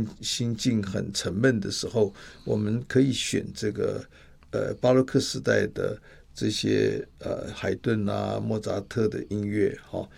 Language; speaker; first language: Chinese; native; Chinese